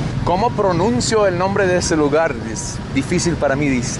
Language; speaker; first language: Spanish; non-native, learner; English